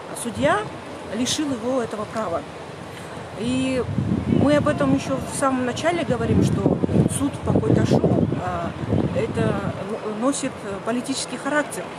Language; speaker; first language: Russian; native; Russian